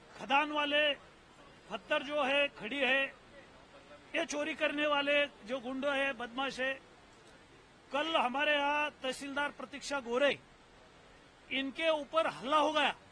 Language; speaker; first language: Hindi; non-native, local second language; Marathi